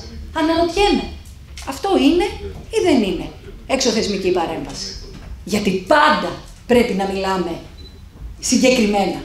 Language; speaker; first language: Greek; native; Greek